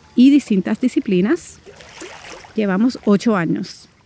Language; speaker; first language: Spanish; native; Spanish